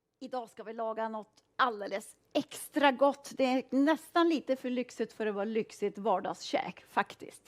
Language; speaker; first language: Swedish; native; Swedish